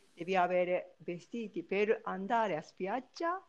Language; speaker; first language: Italian; non-native, learner; Japanese